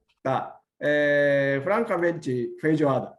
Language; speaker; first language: Portuguese; non-native, learner; Japanese